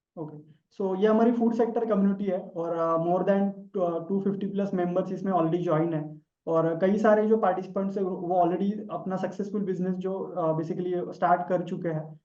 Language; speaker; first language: Hindi; non-native, local second language; Marathi